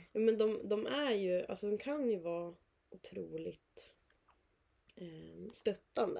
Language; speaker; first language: Swedish; native; Swedish